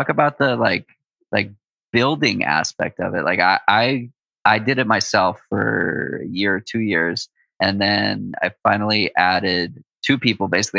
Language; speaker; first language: English; native; English